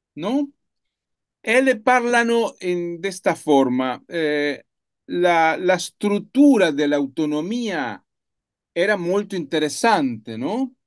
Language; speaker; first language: Italian; non-native, learner; Spanish